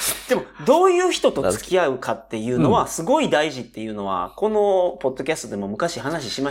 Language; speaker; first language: Japanese; native; Japanese